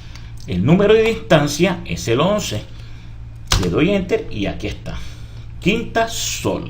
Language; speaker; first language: Spanish; native; Spanish